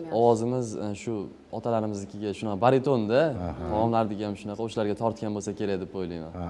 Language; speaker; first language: Uzbek; native; Uzbek